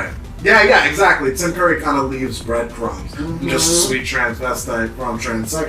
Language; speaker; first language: English; native; English